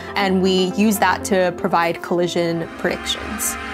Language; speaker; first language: English; native; English